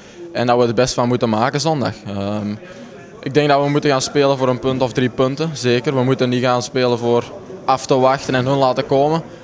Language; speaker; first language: Dutch; native; Dutch